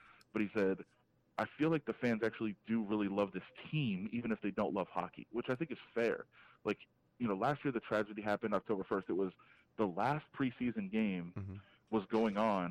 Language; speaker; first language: English; native; English